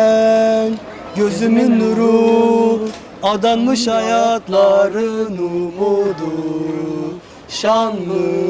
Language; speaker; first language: Turkish; native; Turkish